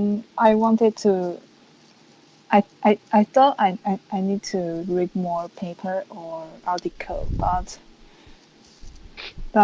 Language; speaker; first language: English; non-native, learner; Chinese